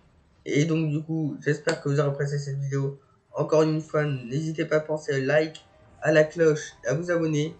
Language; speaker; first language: French; native; French